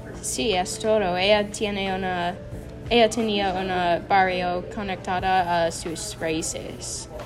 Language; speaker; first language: Spanish; non-native, learner; English